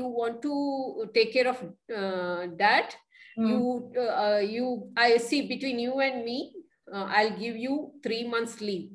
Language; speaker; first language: English; non-native, local second language; Kannada